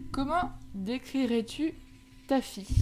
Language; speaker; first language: French; native; French